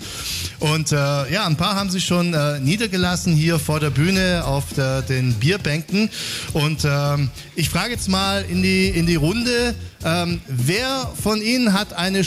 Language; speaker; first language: German; native; German